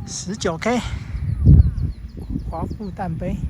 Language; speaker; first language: Chinese; native; Chinese